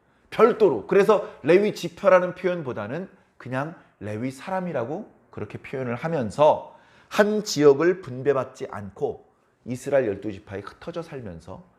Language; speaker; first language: Korean; native; Korean